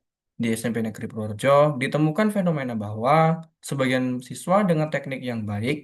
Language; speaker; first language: Indonesian; native; Indonesian